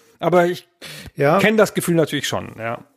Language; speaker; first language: German; native; German